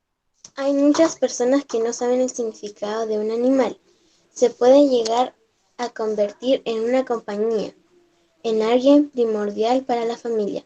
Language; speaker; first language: Spanish; native; Spanish